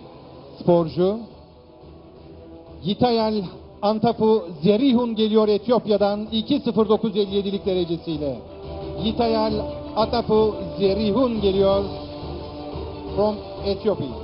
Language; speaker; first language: Turkish; native; Turkish